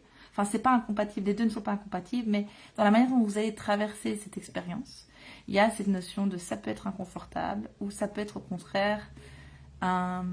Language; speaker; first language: French; native; French